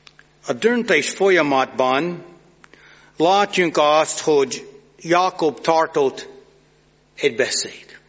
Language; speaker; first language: Hungarian; non-native, fluent; English